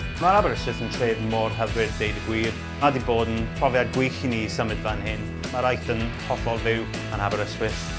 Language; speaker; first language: Welsh; non-native, local second language; English